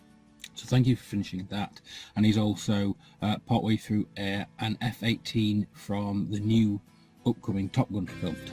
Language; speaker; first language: English; native; English